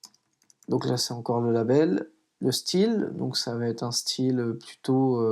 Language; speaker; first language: French; native; French